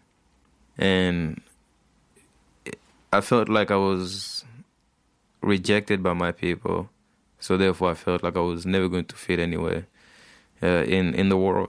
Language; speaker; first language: English; non-native, fluent; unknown